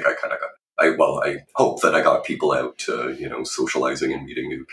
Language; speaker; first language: English; native; English